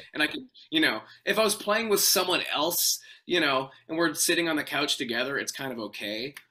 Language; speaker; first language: English; native; English